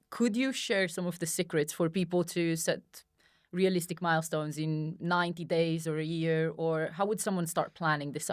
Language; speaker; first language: English; non-native, fluent; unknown